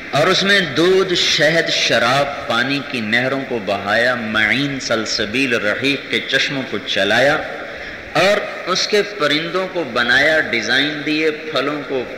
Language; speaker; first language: Urdu; non-native, local second language; Punjabi